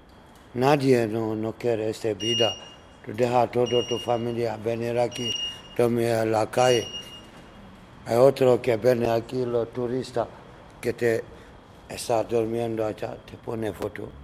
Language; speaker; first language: Spanish; non-native, learner; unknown